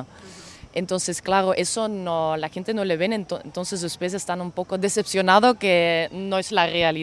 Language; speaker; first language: Spanish; non-native, fluent; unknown